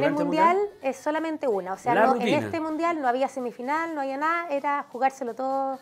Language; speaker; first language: Spanish; native; Spanish